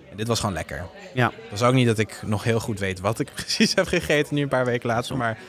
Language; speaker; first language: Dutch; non-native, fluent; French